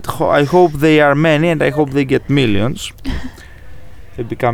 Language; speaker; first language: English; non-native, fluent; Greek